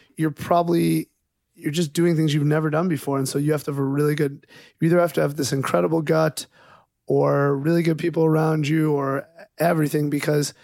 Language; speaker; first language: English; native; English